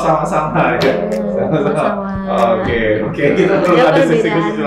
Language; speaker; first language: Indonesian; native; Indonesian